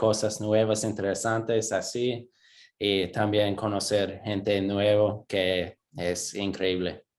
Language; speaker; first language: Spanish; non-native, fluent; English